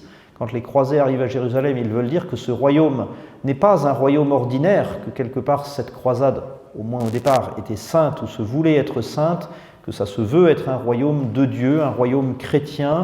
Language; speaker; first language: French; native; French